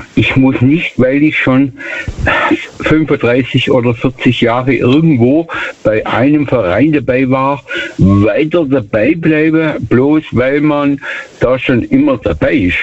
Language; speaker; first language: German; native; German